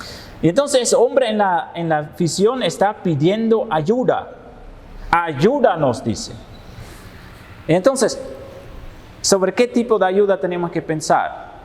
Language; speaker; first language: Spanish; non-native, fluent; Dutch